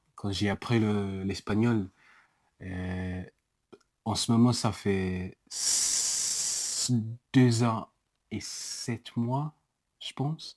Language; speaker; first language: French; non-native, learner; English